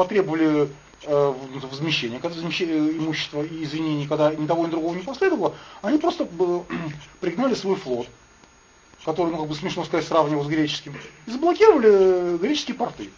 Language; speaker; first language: Russian; native; Russian